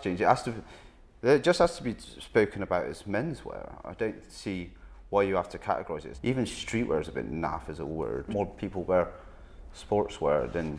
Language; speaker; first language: English; native; English